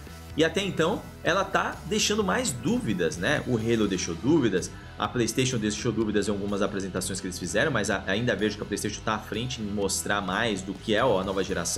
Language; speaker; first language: Portuguese; native; Portuguese